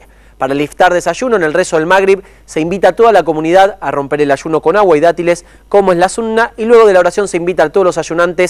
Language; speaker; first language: Spanish; native; Spanish